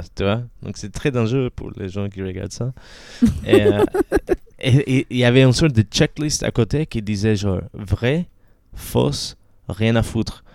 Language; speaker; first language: French; non-native, fluent; Spanish